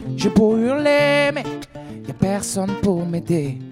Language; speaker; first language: French; native; French